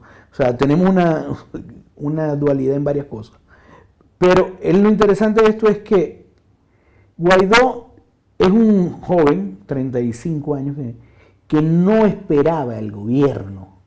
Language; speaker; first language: Spanish; native; Spanish